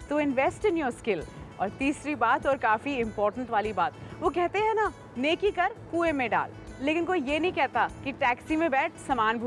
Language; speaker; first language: Hindi; native; Hindi